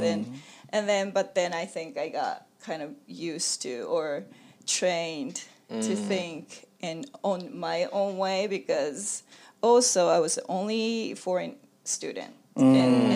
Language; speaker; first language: English; non-native, fluent; Japanese